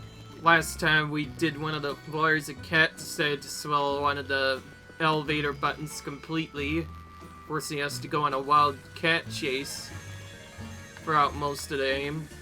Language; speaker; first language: English; native; English